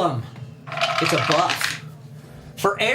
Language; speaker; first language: English; native; English